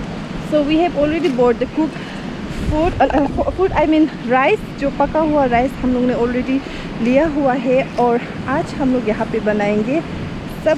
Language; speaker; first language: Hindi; non-native, local second language; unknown